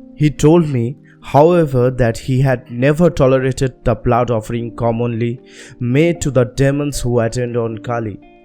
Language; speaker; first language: English; non-native, local second language; Bangla